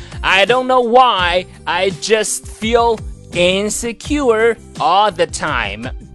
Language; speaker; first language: English; non-native, fluent; Chinese